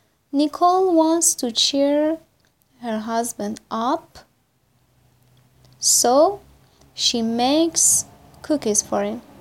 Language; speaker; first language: English; non-native, fluent; Persian